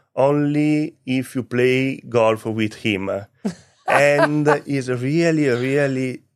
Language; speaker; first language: English; non-native, learner; Italian